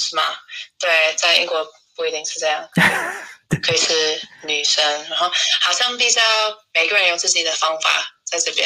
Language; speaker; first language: Chinese; non-native, fluent; English